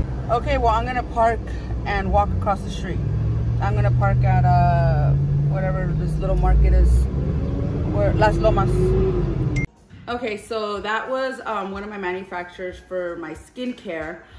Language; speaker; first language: English; early bilingual, other home language; Spanish